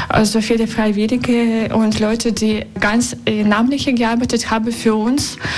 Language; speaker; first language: German; non-native, learner; Russian